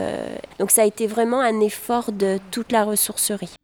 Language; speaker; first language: French; native; French